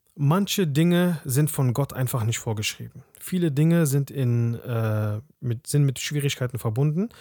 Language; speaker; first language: German; early bilingual, other home language; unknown